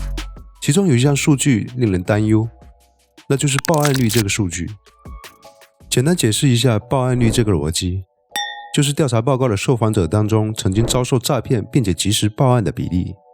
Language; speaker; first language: Chinese; native; Chinese